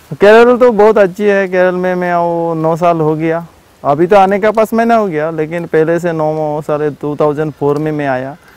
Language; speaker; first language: Hindi; non-native, local second language; Bangla